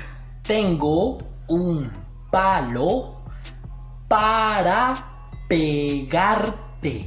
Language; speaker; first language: Spanish; native; Spanish